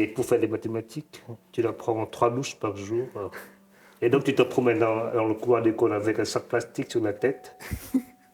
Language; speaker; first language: French; non-native, fluent; Vietnamese